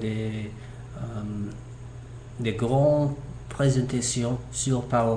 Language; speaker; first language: French; non-native, learner; English